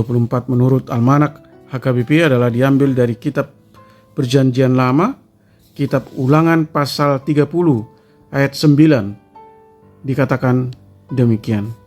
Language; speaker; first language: Indonesian; native; Indonesian